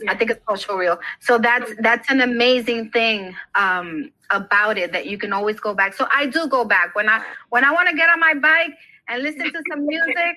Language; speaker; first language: English; native; English